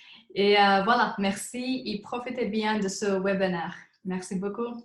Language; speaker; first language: French; non-native, learner; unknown